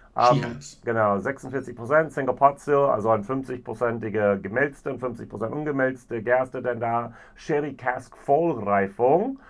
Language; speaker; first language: German; non-native, fluent; English